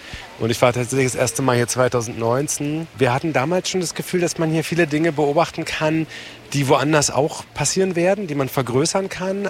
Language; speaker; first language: German; native; German